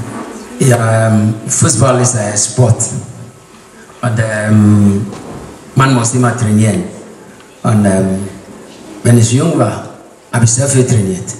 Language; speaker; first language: German; non-native, learner; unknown